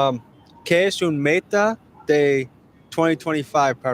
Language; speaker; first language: Spanish; non-native, learner; English